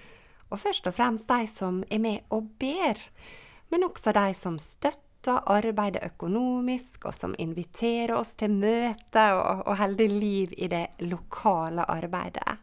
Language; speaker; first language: Norwegian; native; Norwegian